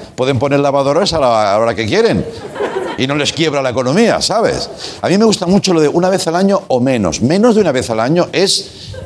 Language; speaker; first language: Spanish; non-native, local second language; Catalan